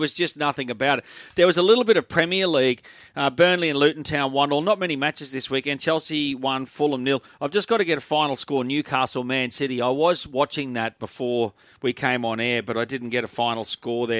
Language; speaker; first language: English; native; English